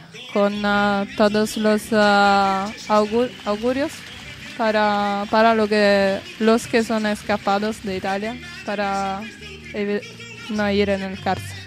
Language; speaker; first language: Spanish; non-native, learner; Italian